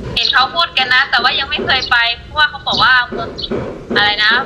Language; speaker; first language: Thai; non-native, fluent; Burmese